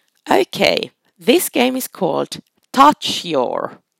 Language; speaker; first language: English; non-native, fluent; Finnish